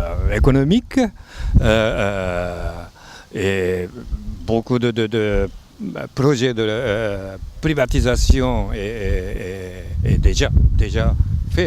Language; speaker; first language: French; non-native, fluent; Japanese